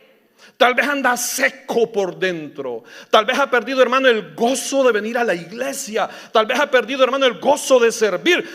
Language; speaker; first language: Spanish; native; Spanish